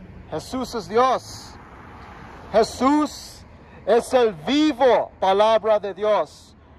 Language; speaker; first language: Spanish; non-native, learner; English